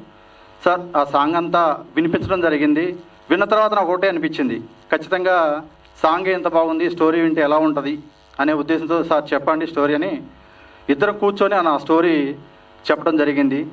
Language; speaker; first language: Telugu; native; Telugu